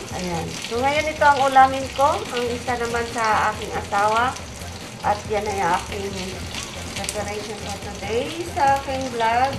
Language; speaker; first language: Filipino; native; Filipino